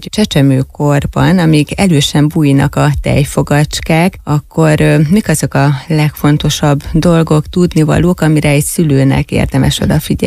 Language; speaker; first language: Hungarian; native; Hungarian